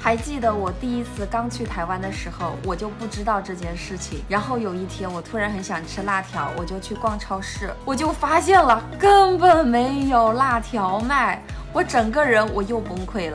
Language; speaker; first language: Chinese; native; Chinese